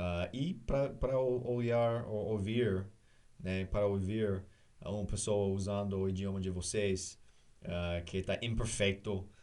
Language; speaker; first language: Portuguese; non-native, learner; English